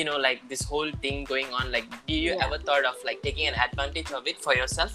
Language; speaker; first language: English; non-native, local second language; Tamil